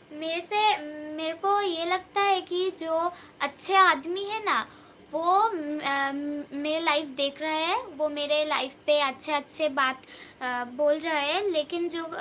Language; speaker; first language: Hindi; non-native, local second language; Bangla